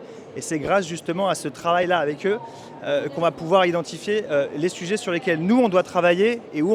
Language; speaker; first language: French; native; French